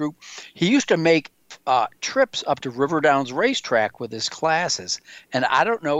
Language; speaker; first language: English; native; English